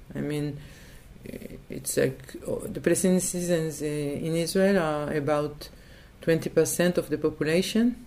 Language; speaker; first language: English; non-native, fluent; Hebrew